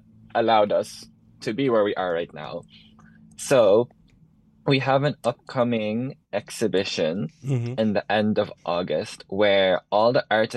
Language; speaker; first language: English; native; English